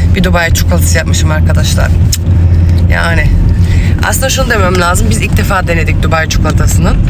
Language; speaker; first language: Turkish; early bilingual, heritage; Turkish